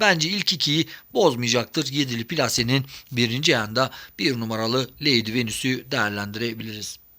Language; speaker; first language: Turkish; native; Turkish